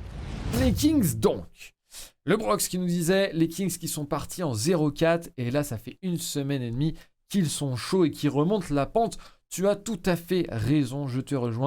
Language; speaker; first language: French; native; French